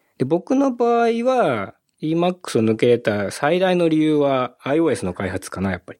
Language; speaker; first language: Japanese; native; Japanese